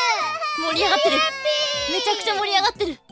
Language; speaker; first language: Japanese; native; Japanese